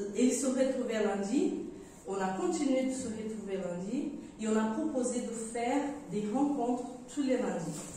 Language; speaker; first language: French; non-native, fluent; Portuguese